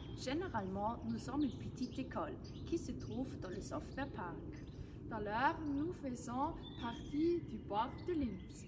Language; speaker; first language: French; non-native, learner; German